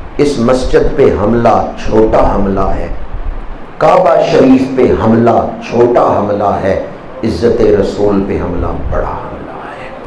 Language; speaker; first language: Urdu; non-native, local second language; Punjabi